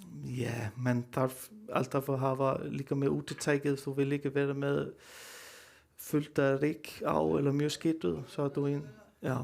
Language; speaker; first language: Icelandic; non-native, learner; Danish